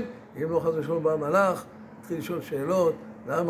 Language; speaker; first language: Hebrew; native; Hebrew